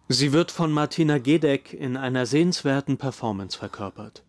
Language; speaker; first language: German; native; German